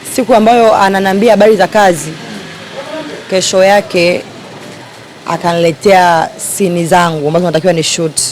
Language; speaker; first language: Swahili; native; Swahili